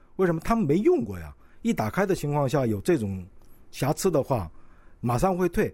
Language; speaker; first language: Chinese; non-native, local second language; Korean